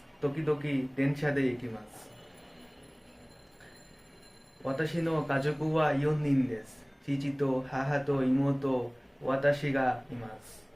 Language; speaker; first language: Japanese; non-native, learner; Bangla